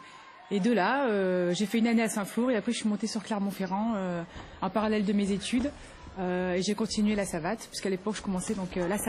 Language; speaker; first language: French; native; French